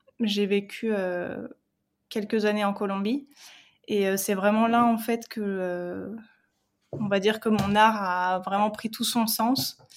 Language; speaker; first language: French; native; French